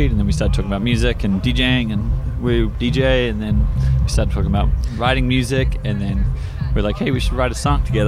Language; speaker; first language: English; native; English